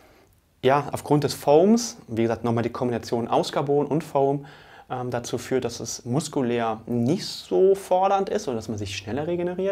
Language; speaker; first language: German; native; German